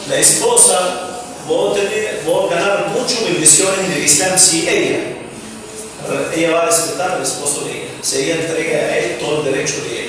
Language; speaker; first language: Spanish; non-native, fluent; Arabic